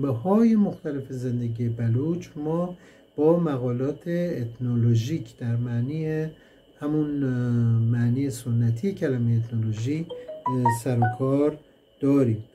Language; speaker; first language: Persian; native; Persian